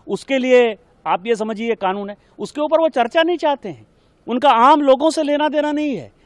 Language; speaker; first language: Hindi; native; Hindi